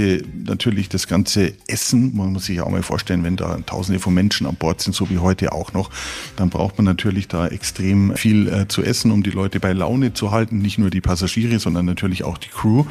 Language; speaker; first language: German; native; German